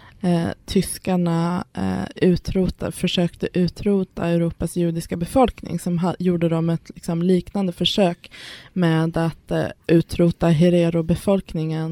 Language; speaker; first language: Swedish; early bilingual, other home language; Persian